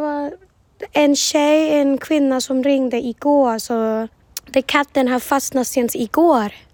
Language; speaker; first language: Swedish; non-native, learner; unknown